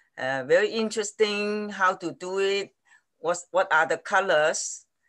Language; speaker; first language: English; non-native, fluent; Chinese